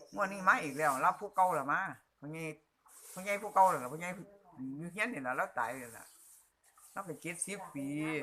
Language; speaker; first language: Thai; native; Thai